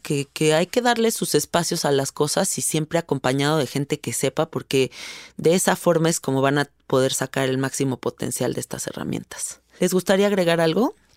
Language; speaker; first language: Spanish; native; Spanish